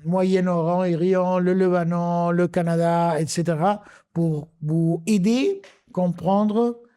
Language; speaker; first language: French; non-native, fluent; Spanish